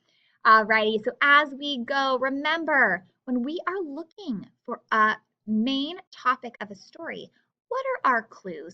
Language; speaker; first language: English; native; English